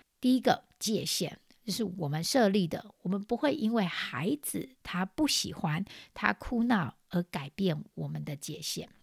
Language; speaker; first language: Chinese; native; Chinese